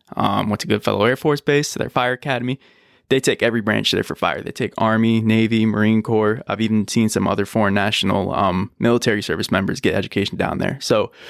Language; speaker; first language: English; native; English